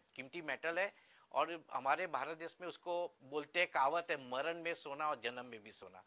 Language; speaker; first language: Hindi; non-native, local second language; Gujarati